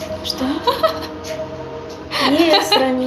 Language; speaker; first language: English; non-native, learner; Russian